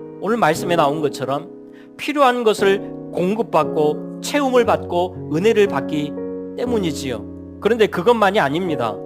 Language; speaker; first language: Korean; native; Korean